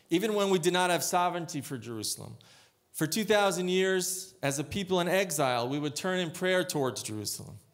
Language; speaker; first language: English; native; English